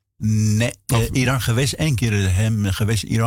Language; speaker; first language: Dutch; non-native, learner; Persian